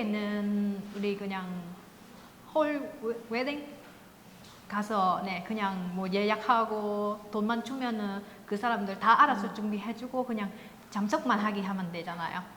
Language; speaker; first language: Korean; non-native, fluent; Vietnamese